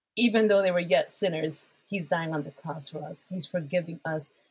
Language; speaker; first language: English; early bilingual, other home language; Spanish